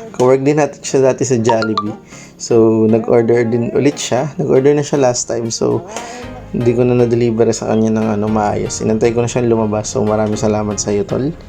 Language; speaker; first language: Filipino; native; Filipino